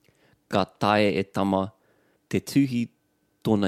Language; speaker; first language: Māori; non-native, local second language; English